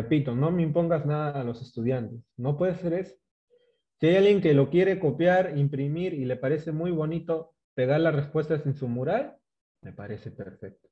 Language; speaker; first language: Spanish; native; Spanish